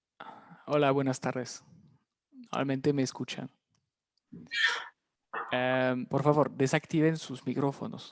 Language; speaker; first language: Spanish; non-native, fluent; French